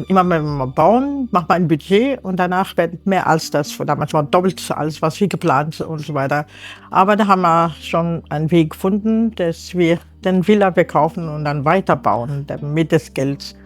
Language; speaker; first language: German; non-native, learner; Arabic